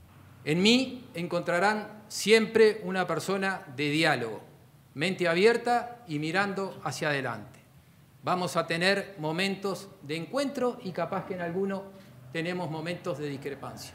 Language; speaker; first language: Spanish; native; Spanish